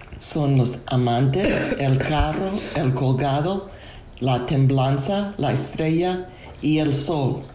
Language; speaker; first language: Spanish; non-native, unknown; English